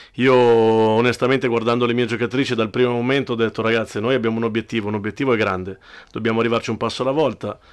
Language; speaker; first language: Italian; native; Italian